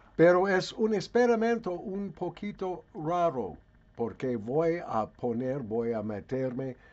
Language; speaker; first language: Spanish; non-native, fluent; English